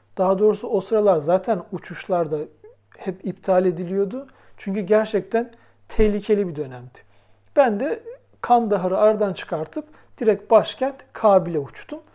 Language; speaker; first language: Turkish; native; Turkish